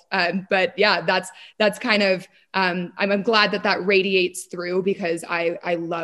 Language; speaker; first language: English; native; English